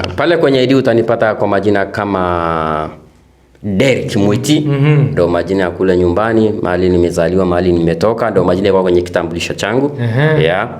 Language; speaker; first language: Swahili; non-native, local second language; Meru